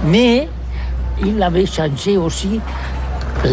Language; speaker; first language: French; non-native, learner; Catalan